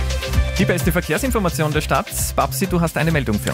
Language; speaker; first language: German; native; German